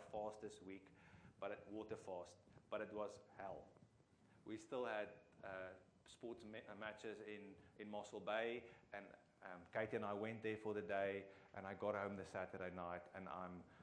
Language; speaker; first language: English; non-native, local second language; Afrikaans